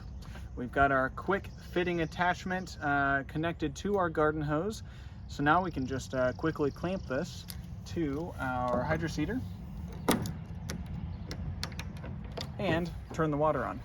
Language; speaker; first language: English; native; English